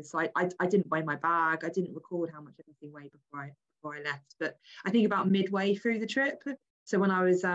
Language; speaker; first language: English; native; English